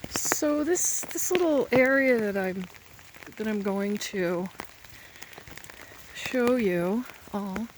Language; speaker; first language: English; native; English